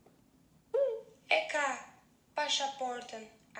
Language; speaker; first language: Albanian; non-native, learner; Finnish